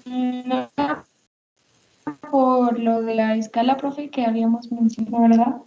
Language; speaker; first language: Spanish; native; Spanish